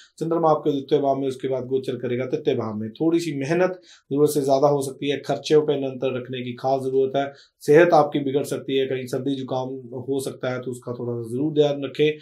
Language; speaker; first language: Hindi; native; Hindi